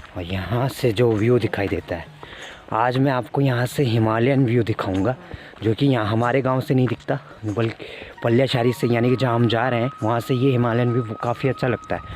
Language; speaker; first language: Hindi; non-native, local second language; Garhwali